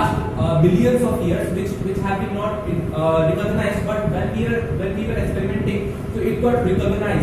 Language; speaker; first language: English; non-native, local second language; Hindi